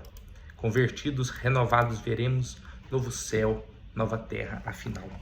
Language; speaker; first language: Portuguese; native; Portuguese